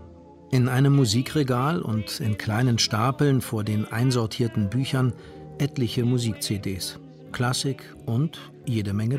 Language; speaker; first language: German; native; German